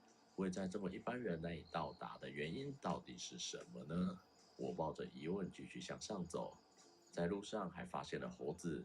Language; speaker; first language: Chinese; native; Chinese